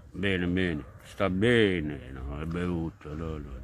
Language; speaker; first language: Italian; non-native, learner; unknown